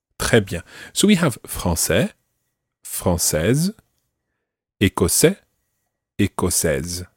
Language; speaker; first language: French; non-native, fluent; English